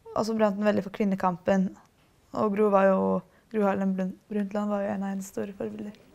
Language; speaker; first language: Norwegian; early bilingual, other home language; Kurdish